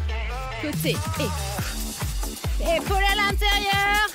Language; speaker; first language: French; native; French